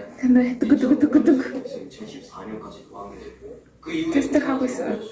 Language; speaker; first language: Korean; non-native, fluent; Spanish